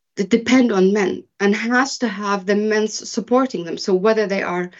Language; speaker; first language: English; early bilingual, other home language; Arabic